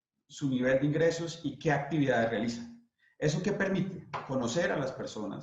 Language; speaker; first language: Spanish; native; Spanish